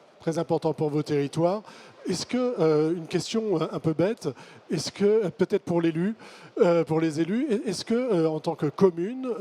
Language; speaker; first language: French; native; French